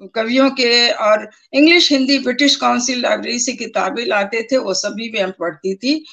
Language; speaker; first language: Hindi; native; Hindi